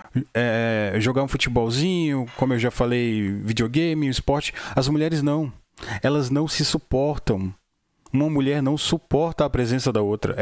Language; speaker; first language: Portuguese; native; Portuguese